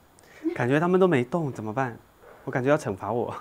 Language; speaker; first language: Chinese; native; Chinese